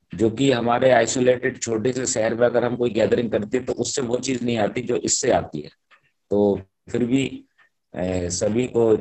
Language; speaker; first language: Hindi; native; Hindi